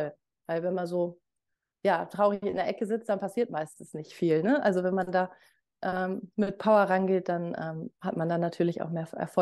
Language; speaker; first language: German; native; German